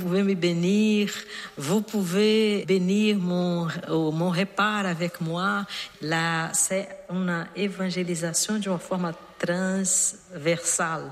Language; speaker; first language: French; non-native, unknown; Portuguese